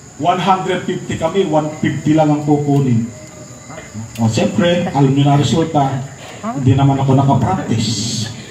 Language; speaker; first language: Filipino; non-native, local second language; Pampanga